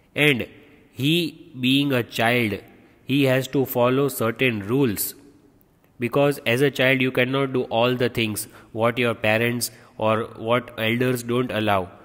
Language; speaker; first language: English; non-native, local second language; Gujarati